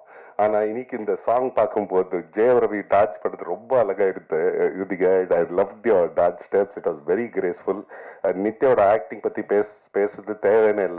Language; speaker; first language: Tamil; non-native, local second language; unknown